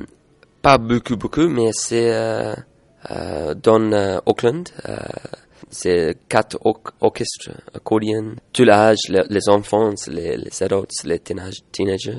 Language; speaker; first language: French; non-native, learner; English